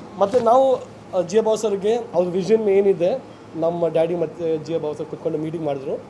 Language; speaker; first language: Kannada; non-native, local second language; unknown